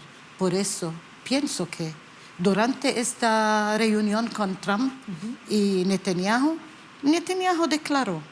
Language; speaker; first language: Spanish; non-native, learner; Arabic